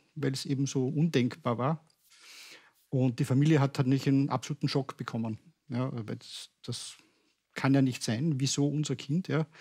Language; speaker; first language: German; native; German